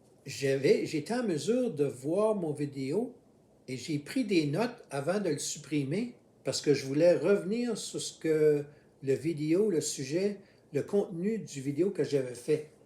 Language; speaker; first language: French; native; French